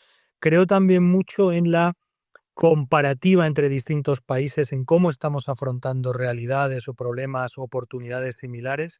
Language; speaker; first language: Spanish; native; Spanish